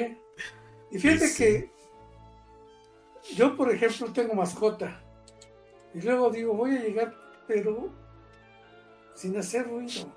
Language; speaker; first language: Spanish; native; Spanish